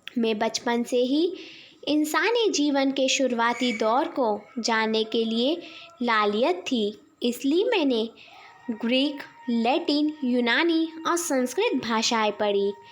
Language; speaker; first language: Hindi; native; Hindi